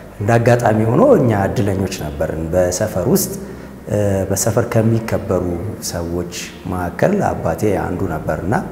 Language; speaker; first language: Amharic; native; Amharic